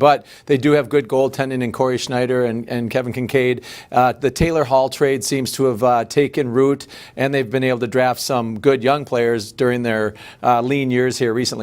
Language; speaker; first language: English; native; English